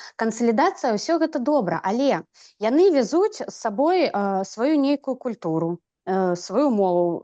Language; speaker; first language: Belarusian; non-native, local second language; Russian